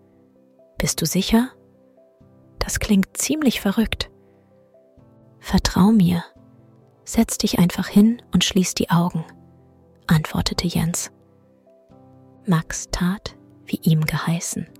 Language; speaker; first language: German; native; German